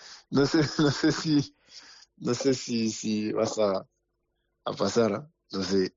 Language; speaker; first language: Spanish; non-native, learner; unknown